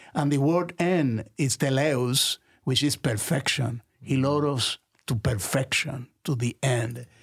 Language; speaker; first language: English; non-native, fluent; Spanish